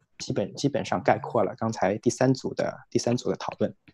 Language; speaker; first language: Chinese; native; Chinese